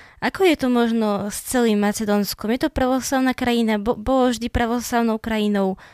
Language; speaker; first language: Slovak; native; Slovak